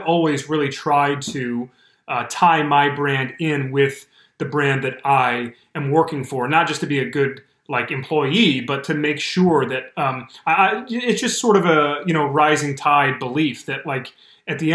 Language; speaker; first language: English; native; English